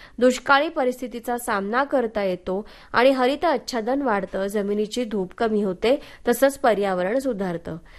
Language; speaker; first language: Marathi; native; Marathi